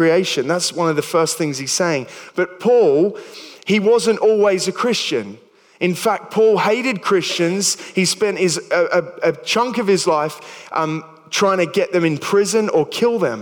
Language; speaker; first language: English; native; English